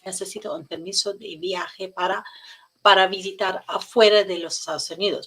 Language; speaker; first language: Spanish; non-native, learner; English